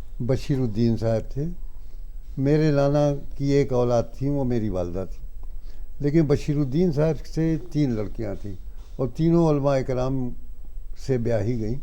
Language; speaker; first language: Urdu; native; Urdu